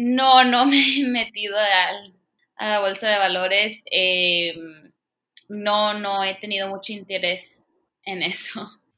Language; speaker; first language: Spanish; early bilingual, heritage; Spanish